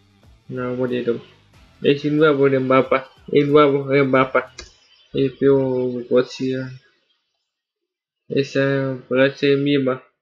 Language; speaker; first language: Spanish; non-native, learner; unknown